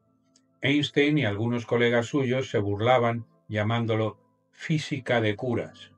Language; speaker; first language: Spanish; native; Spanish